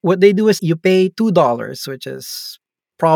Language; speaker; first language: English; non-native, local second language; Filipino